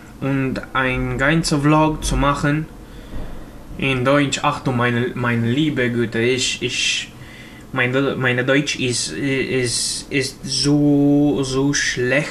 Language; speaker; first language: German; non-native, learner; Romanian